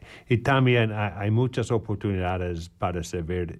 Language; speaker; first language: Spanish; non-native, learner; English